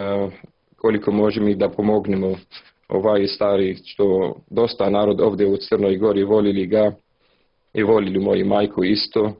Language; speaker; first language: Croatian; non-native, learner; Arabic